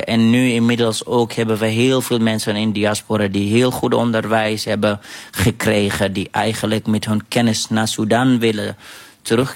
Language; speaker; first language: Dutch; non-native, fluent; Arabic